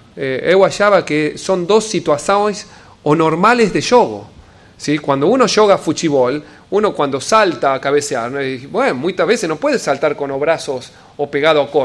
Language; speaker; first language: Portuguese; non-native, learner; Spanish